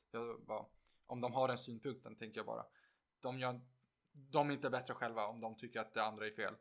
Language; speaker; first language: Swedish; early bilingual, other home language; Turkish